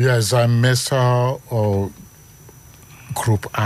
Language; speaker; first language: Dutch; non-native, learner; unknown